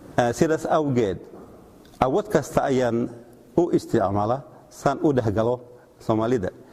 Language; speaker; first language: Somali; non-native, fluent; Russian